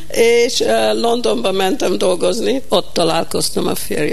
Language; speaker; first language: Hungarian; early bilingual, heritage; Hungarian